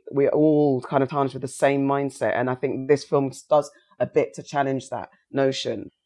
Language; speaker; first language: English; native; English